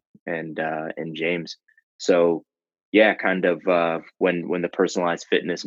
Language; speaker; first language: English; native; English